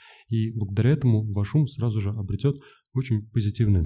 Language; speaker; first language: Russian; native; Russian